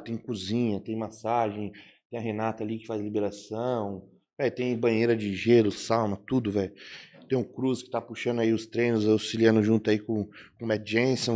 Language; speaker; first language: Portuguese; native; Portuguese